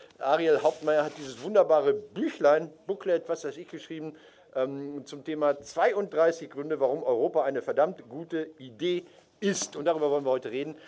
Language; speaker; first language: German; native; German